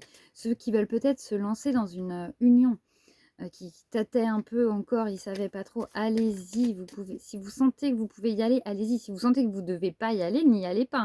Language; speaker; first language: French; native; French